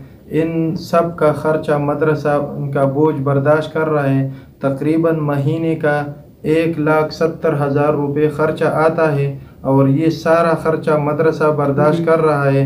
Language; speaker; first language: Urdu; non-native, local second language; Pashto